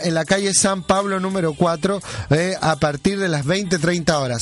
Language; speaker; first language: Spanish; native; Spanish